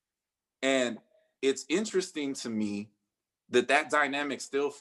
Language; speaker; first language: English; native; English